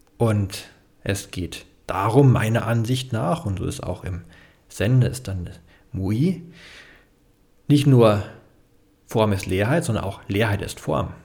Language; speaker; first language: German; native; German